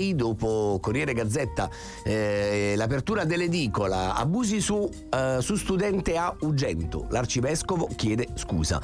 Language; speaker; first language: Italian; native; Italian